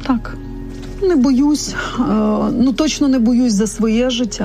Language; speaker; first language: Polish; non-native, learner; Ukrainian